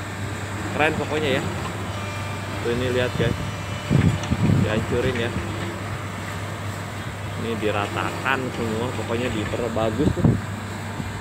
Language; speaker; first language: Indonesian; native; Indonesian